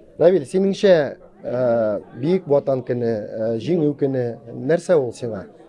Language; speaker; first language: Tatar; native; Tatar